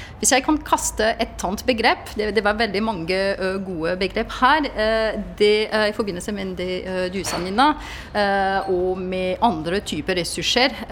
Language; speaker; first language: Norwegian; non-native, fluent; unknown